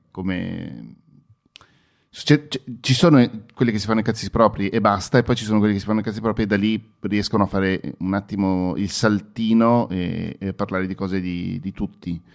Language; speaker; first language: Italian; native; Italian